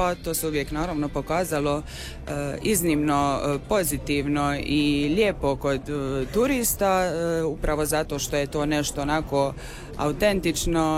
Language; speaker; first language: Serbian; native; Serbian